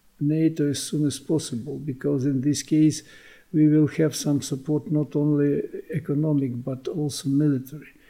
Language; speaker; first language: English; non-native, learner; Ukrainian